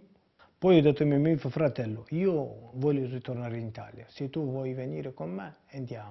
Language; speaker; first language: Italian; non-native, fluent; Kurdish